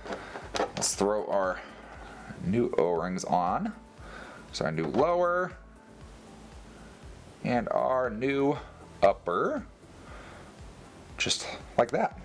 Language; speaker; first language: English; native; English